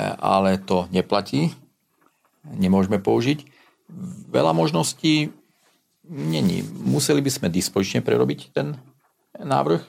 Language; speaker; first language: Slovak; non-native, local second language; Hungarian